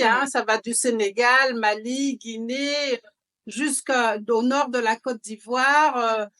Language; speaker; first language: French; native; French